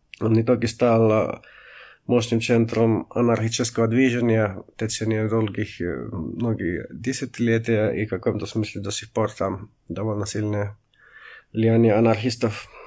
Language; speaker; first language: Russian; non-native, fluent; Finnish